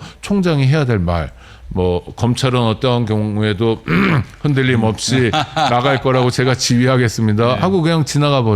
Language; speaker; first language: Korean; native; Korean